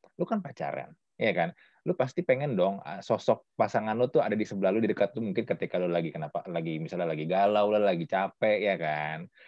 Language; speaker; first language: Indonesian; native; Indonesian